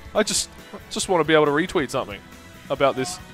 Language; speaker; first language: English; native; English